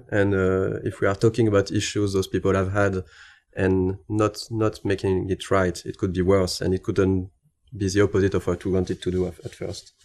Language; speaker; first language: English; non-native, fluent; French